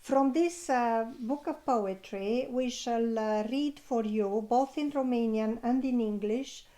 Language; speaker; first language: English; non-native, fluent; Romanian